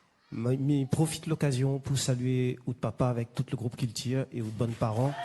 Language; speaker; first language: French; non-native, local second language; Réunion Creole French